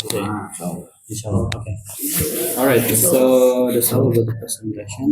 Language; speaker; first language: English; non-native, learner; Indonesian